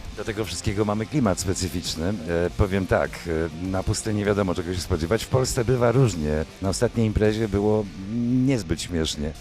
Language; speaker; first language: Polish; native; Polish